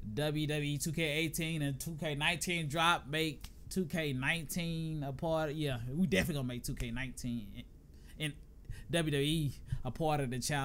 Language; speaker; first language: English; native; English